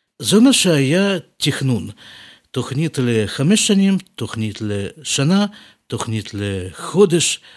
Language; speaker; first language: Hebrew; non-native, fluent; Russian